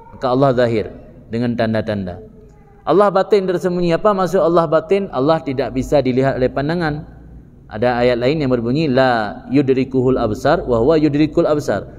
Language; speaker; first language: Malay; non-native, local second language; Achinese